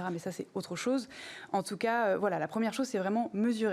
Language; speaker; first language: French; native; French